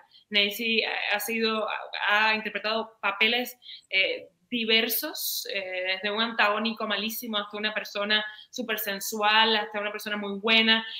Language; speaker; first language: Spanish; native; Spanish